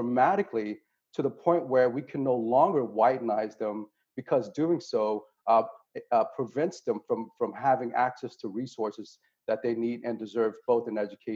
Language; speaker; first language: English; native; English